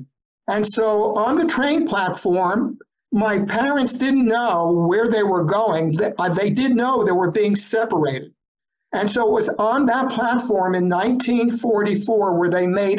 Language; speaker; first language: English; early bilingual, other home language; Yiddish